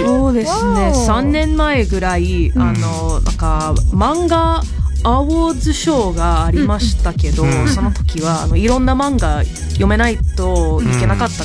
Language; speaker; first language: Japanese; non-native, learner; English